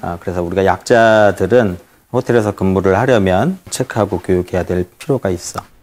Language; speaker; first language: Korean; native; Korean